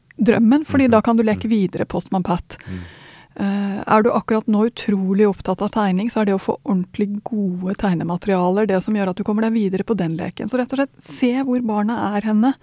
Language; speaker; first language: Norwegian; non-native, fluent; Swedish